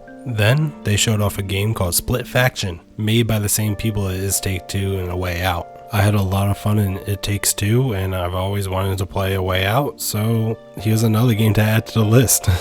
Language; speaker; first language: English; native; English